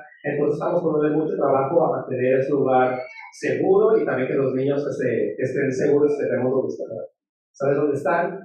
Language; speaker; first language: Spanish; native; Spanish